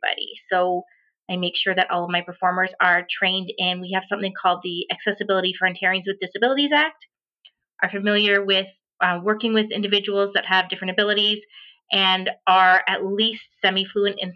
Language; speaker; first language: English; native; English